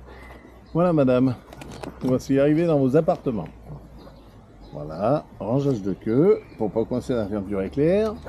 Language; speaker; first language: French; native; French